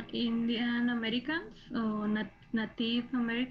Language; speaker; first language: English; non-native, learner; Spanish